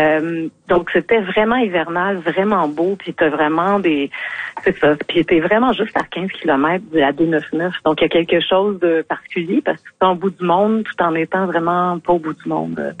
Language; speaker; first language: French; native; French